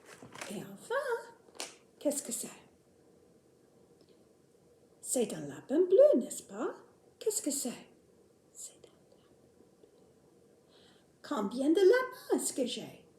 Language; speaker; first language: French; non-native, fluent; English